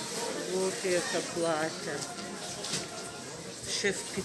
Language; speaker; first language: Russian; non-native, learner; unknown